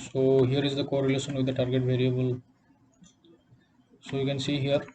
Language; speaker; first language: English; non-native, local second language; Odia